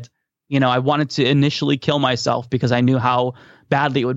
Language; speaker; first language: English; native; English